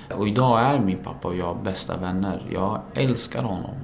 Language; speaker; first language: Swedish; early bilingual, other home language; Kurdish